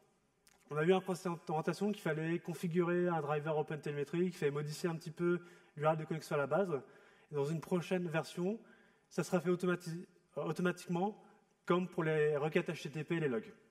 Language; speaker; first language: French; native; French